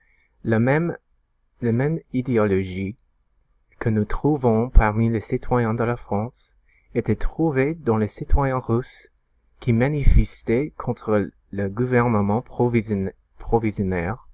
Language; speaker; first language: French; non-native, learner; English